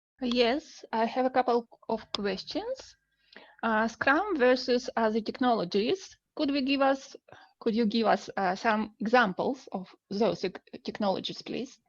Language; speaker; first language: English; non-native, fluent; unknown